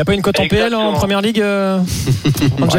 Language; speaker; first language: French; native; French